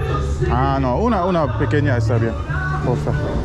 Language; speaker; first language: Spanish; non-native, learner; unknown